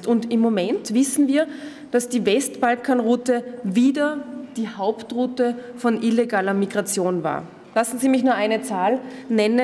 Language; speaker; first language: German; native; German